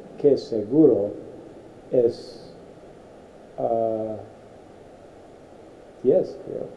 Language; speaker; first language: Spanish; non-native, fluent; English